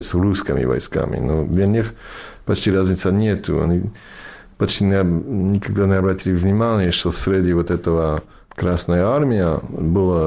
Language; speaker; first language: Russian; non-native, fluent; English